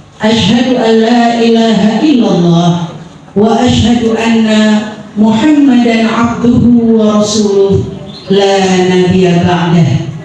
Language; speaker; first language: Indonesian; native; Indonesian